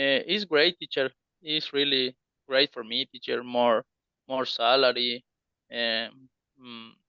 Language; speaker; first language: English; non-native, learner; Spanish